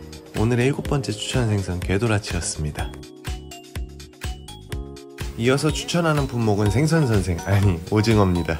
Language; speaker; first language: Korean; native; Korean